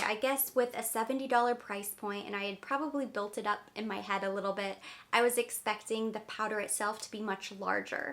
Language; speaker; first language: English; native; English